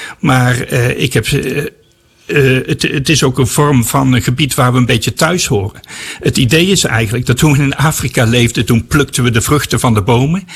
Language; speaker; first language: Dutch; native; Dutch